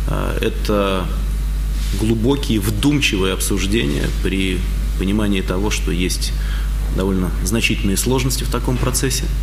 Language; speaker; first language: Russian; native; Russian